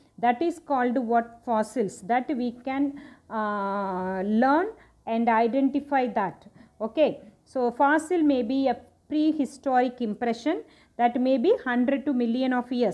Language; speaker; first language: English; non-native, local second language; Tamil